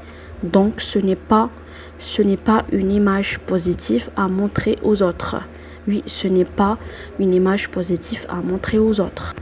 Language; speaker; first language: French; non-native, local second language; Arabic